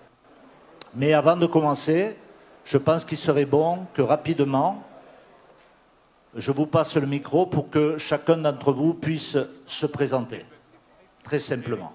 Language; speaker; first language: French; native; French